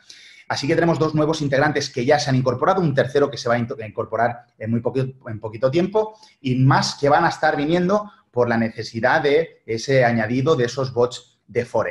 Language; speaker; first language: Spanish; native; Spanish